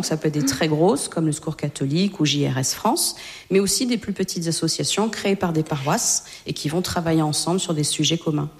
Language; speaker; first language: French; native; French